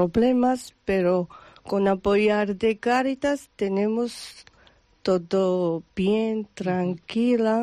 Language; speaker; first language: Spanish; non-native, learner; Georgian